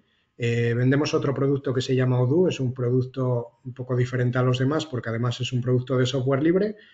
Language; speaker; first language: Spanish; native; Spanish